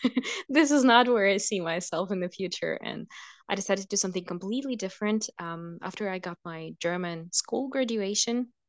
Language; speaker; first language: English; non-native, fluent; Russian